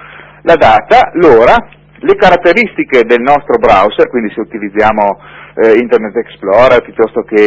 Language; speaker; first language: Italian; native; Italian